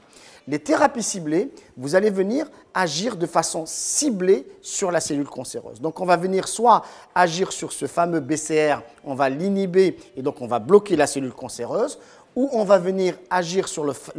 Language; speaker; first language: French; non-native, local second language; Arabic